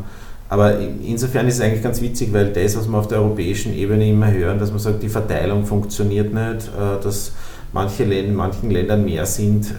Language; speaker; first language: German; native; German